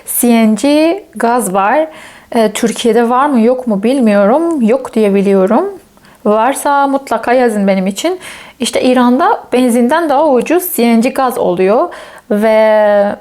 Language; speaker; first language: Turkish; non-native, fluent; Persian